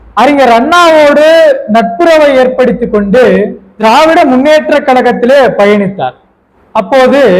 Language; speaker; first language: Tamil; non-native, local second language; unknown